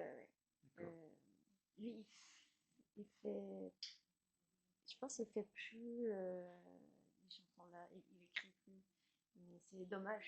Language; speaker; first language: French; non-native, learner; Chinese